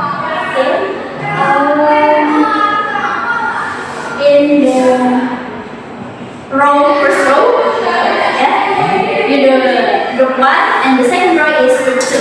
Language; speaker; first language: English; non-native, learner; Indonesian